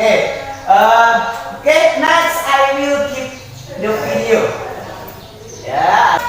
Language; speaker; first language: English; non-native, learner; Indonesian